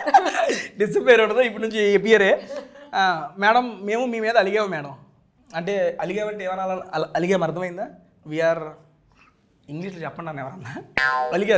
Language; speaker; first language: Telugu; native; Telugu